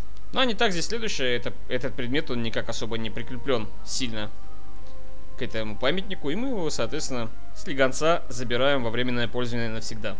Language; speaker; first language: Russian; native; Russian